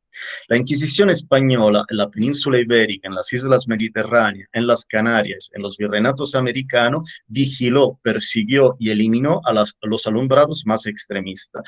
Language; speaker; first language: Spanish; native; Spanish